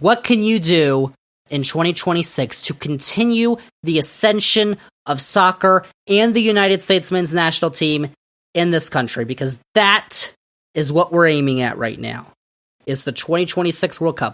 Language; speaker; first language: English; native; English